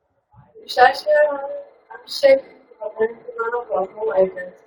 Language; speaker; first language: Persian; native; Persian